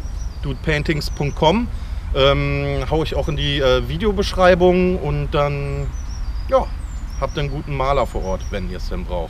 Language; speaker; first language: German; native; German